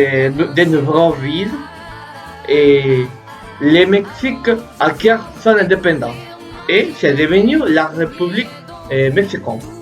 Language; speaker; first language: French; non-native, learner; Spanish